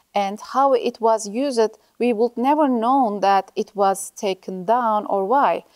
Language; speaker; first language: English; non-native, learner; Turkish